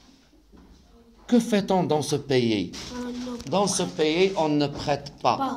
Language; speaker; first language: French; non-native, local second language; Arabic